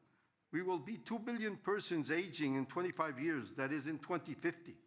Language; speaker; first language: English; non-native, fluent; Spanish